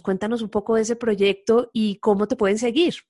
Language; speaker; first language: Spanish; native; Spanish